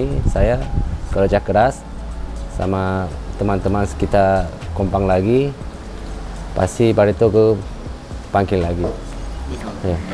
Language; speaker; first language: Indonesian; non-native, fluent; Korean